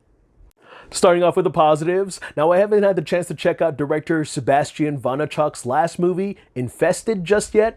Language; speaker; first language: English; native; English